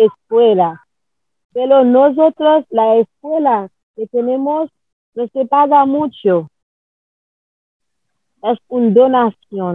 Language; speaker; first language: Spanish; non-native, learner; Haitian Creole